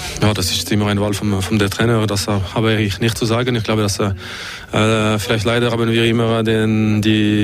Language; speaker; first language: German; non-native, fluent; French